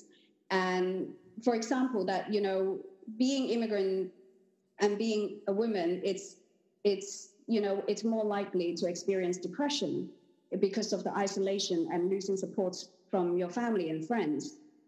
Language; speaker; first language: English; non-native, local second language; Cantonese